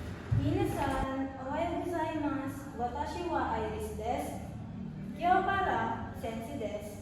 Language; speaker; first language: Japanese; non-native, learner; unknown